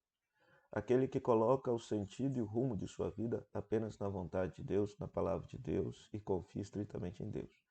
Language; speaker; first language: Portuguese; native; Portuguese